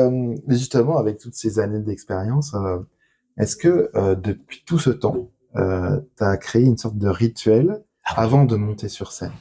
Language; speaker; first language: French; native; French